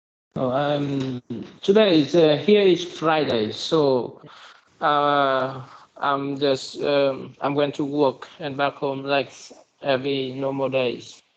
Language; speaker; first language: English; non-native, learner; Vietnamese